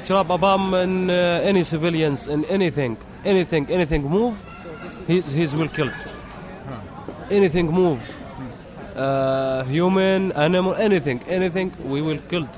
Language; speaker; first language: English; non-native, learner; Arabic